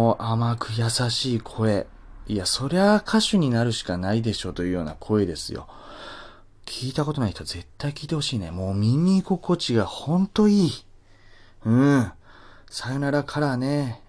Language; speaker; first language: Japanese; native; Japanese